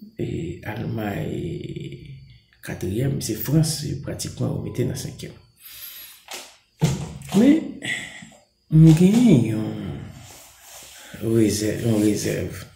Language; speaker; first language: French; non-native, local second language; Haitian Creole